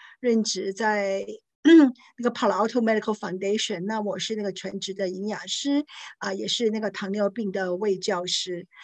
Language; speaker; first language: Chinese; non-native, local second language; Cantonese